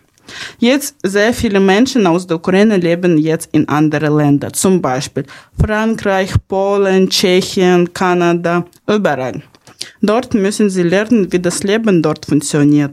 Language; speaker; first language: German; non-native, fluent; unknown